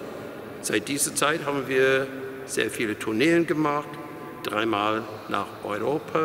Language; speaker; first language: German; non-native, fluent; English